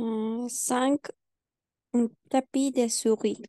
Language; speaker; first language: French; non-native, learner; Spanish